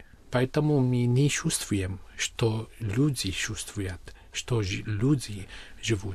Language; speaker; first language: Russian; non-native, fluent; Armenian